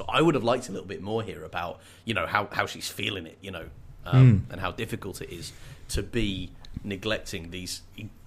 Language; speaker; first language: English; native; English